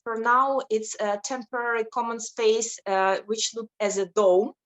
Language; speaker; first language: English; non-native, fluent; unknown